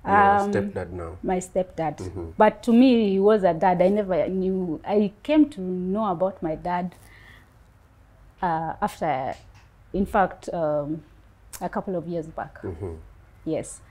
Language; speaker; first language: English; non-native, local second language; Luo (Kenya and Tanzania)